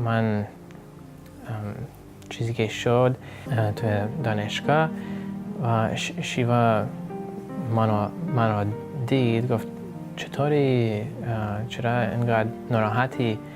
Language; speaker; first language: Persian; non-native, learner; Lithuanian